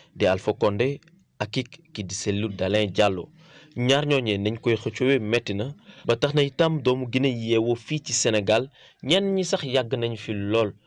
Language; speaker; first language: Wolof; non-native, fluent; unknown